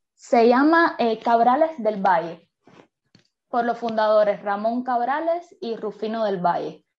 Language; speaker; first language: Spanish; native; Spanish